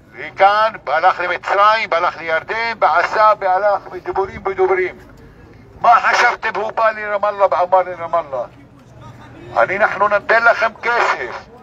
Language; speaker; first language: Hebrew; non-native, local second language; Arabic